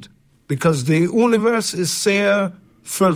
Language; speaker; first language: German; non-native, learner; English